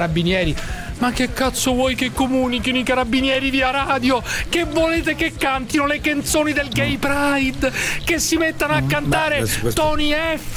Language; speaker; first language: Italian; native; Italian